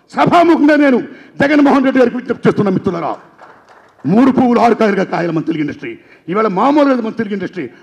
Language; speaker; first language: Telugu; native; Telugu